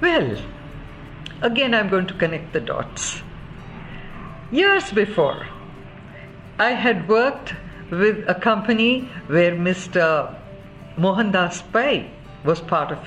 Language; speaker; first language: English; non-native, local second language; Kannada